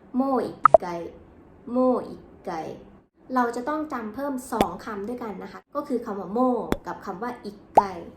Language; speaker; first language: Thai; native; Thai